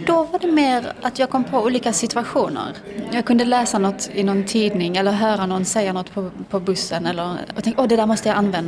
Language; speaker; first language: Swedish; early bilingual, other home language; Persian